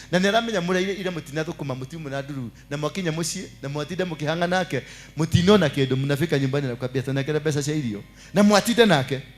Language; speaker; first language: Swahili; non-native, local second language; Kikuyu